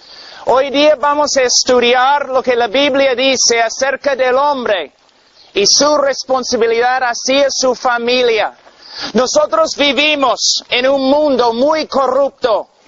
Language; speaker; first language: Spanish; non-native, fluent; English